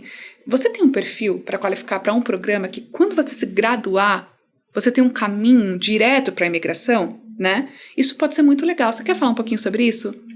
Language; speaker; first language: Portuguese; native; Portuguese